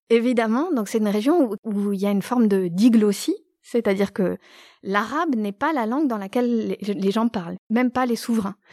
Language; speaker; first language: French; native; French